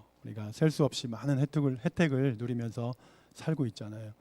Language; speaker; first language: Korean; native; Korean